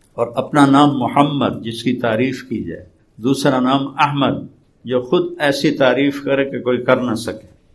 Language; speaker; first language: Urdu; non-native, local second language; Saraiki